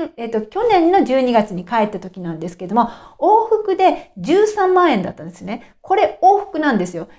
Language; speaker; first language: Japanese; native; Japanese